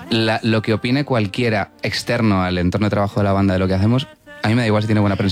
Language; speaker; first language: Spanish; native; Spanish